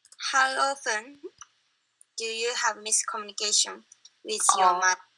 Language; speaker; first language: English; non-native, learner; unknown